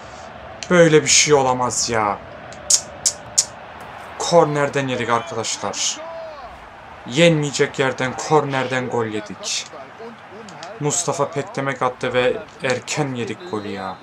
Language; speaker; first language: Turkish; native; Turkish